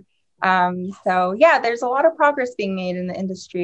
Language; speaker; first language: English; native; English